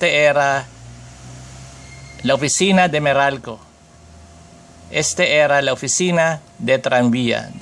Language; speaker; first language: Spanish; non-native, fluent; Filipino